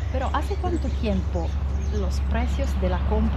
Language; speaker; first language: Spanish; non-native, learner; Italian